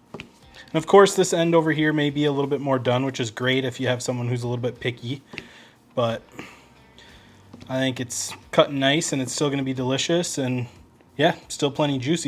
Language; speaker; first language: English; native; English